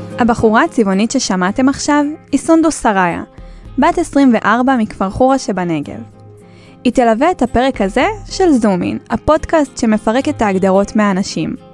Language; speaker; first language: Hebrew; native; Hebrew